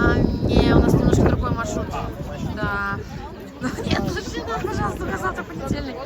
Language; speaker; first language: Russian; native; Russian